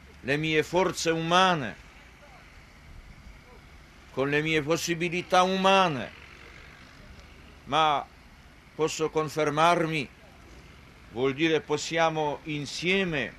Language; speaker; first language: Italian; non-native, fluent; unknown